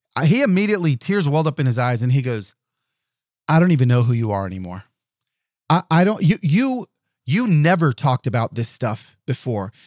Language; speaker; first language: English; early bilingual, other home language; Yoruba